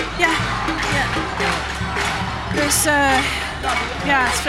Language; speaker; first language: Dutch; non-native, fluent; English